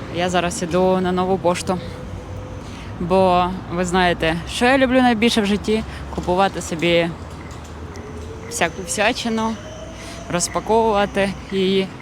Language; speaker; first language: Ukrainian; non-native, local second language; Russian